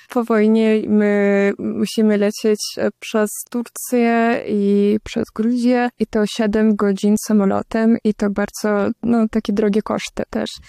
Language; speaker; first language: Polish; non-native, learner; Russian